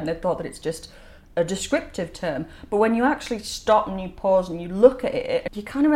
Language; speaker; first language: English; native; English